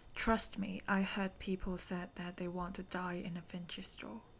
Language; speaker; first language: English; non-native, local second language; Cantonese